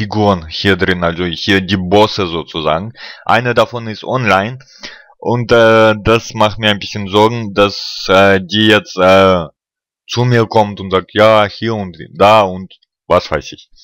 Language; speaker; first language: German; non-native, fluent; Russian